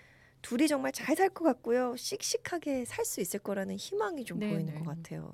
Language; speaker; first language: Korean; native; Korean